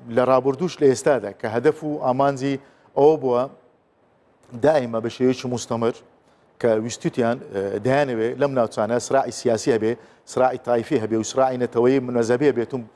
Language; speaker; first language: Central Kurdish; non-native, local second language; Azerbaijani